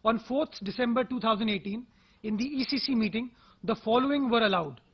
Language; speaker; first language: English; non-native, local second language; Urdu